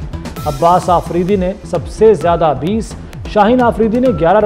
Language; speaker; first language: Urdu; native; Urdu